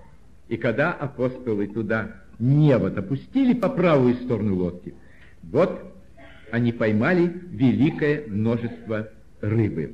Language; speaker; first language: Russian; native; Russian